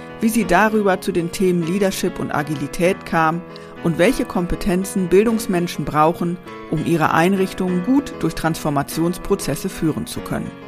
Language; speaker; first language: German; native; German